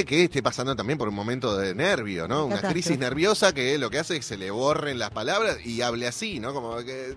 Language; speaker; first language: Spanish; native; Spanish